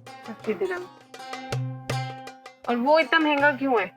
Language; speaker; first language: Hindi; native; Hindi